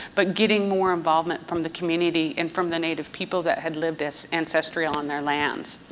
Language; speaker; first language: English; native; English